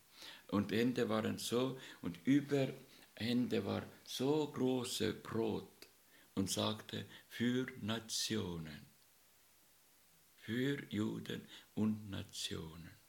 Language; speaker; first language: German; non-native, learner; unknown